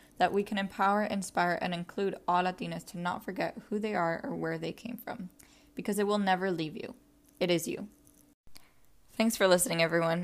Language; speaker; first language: English; early bilingual, other home language; Spanish